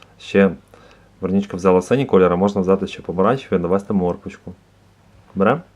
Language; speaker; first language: Ukrainian; native; Ukrainian